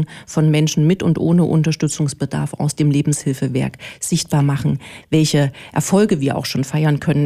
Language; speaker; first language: German; native; German